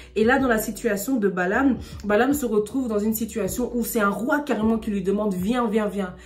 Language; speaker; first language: French; non-native, local second language; Lingala